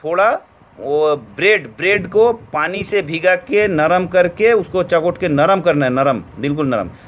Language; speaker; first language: Hindi; non-native, local second language; Bangla